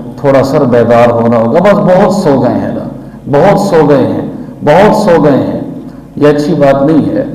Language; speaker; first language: Urdu; non-native, local second language; Pashto